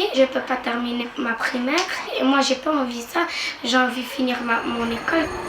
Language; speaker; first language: French; early bilingual, other home language; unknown